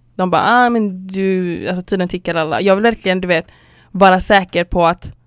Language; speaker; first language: Swedish; early bilingual, other home language; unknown